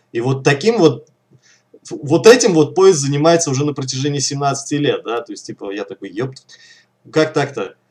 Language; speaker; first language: Russian; native; Russian